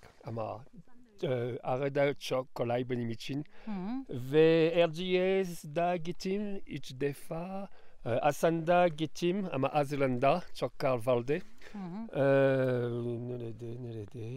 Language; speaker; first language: Turkish; non-native, learner; French